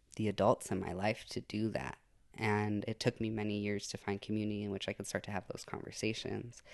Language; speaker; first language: English; native; English